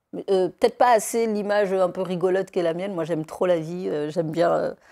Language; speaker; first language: French; native; French